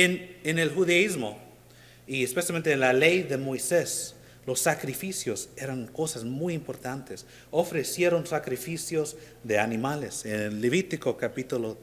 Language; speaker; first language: Spanish; non-native, learner; English